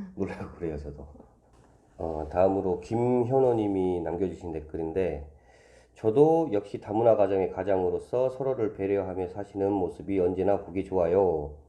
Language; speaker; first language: Korean; native; Korean